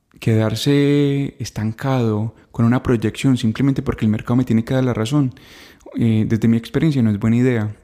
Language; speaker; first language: Spanish; native; Spanish